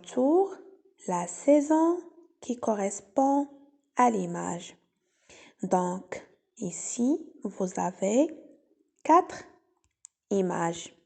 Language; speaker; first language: French; non-native, local second language; Arabic